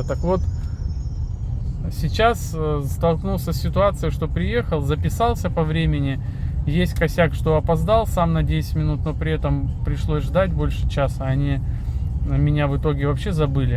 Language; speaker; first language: Russian; native; Russian